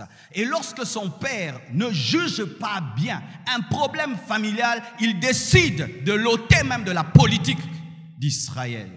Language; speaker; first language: French; non-native, local second language; Lingala